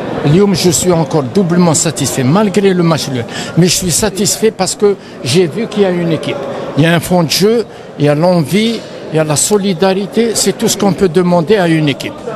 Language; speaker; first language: French; non-native, local second language; Arabic